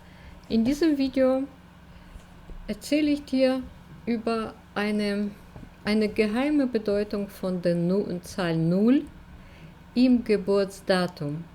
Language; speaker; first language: German; non-native, fluent; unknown